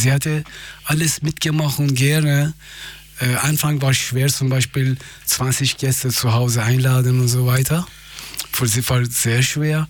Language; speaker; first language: German; non-native, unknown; Persian